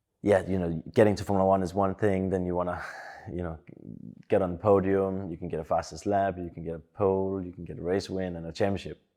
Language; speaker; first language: English; non-native, fluent; Danish